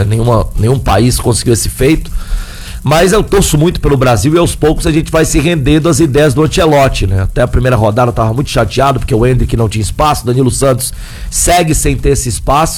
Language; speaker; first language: Portuguese; native; Portuguese